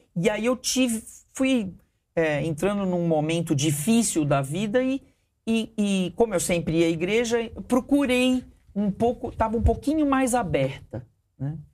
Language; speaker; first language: Portuguese; early bilingual, heritage; Portuguese